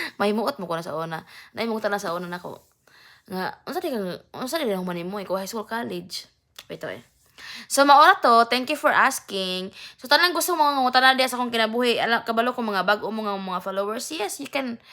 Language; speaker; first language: Cebuano; native; Cebuano